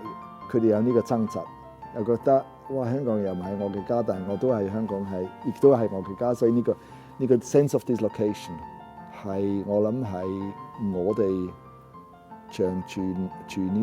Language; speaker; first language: Cantonese; non-native, fluent; German